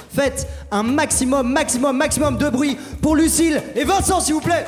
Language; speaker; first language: French; native; French